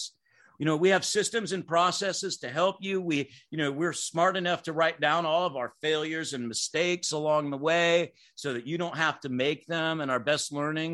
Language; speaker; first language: English; native; English